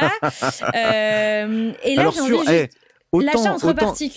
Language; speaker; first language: French; native; French